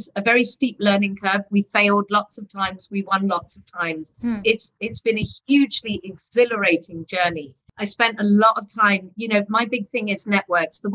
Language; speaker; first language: English; native; English